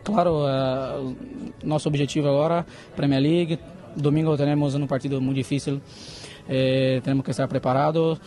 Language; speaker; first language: Spanish; non-native, fluent; Portuguese